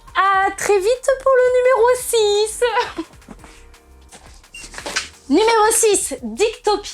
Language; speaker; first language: French; native; French